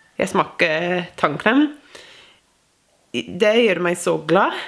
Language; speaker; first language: Norwegian; non-native, fluent; English